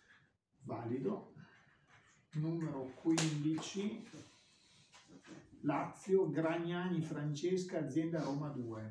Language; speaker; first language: Italian; native; Italian